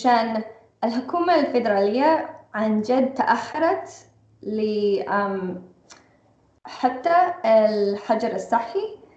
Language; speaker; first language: Arabic; non-native, fluent; English